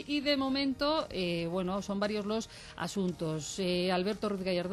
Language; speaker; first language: Spanish; native; Spanish